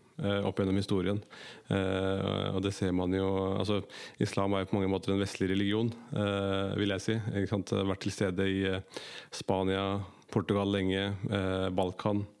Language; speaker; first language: Norwegian; early bilingual, other home language; Urdu